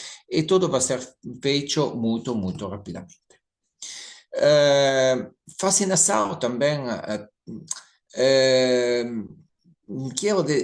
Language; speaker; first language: Portuguese; non-native, learner; Italian